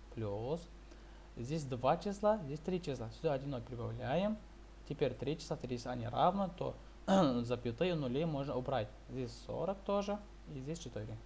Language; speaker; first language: Russian; non-native, local second language; Kazakh